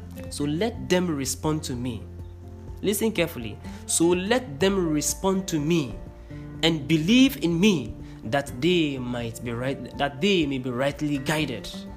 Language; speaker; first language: English; non-native, local second language; Akan